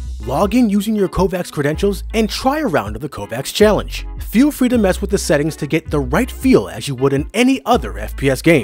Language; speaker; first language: English; native; English